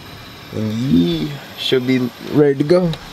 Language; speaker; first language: English; native; English